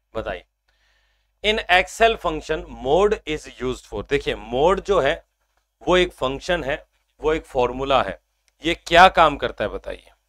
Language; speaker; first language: Hindi; native; Hindi